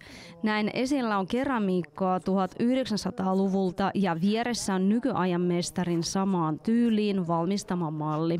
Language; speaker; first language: Finnish; non-native, local second language; Russian